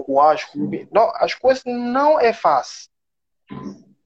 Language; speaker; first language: Portuguese; non-native, learner; French